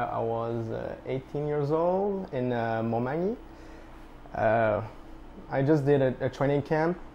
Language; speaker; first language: English; non-native, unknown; French